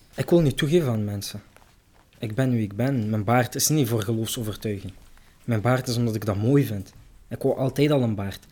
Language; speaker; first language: Dutch; early bilingual, other home language; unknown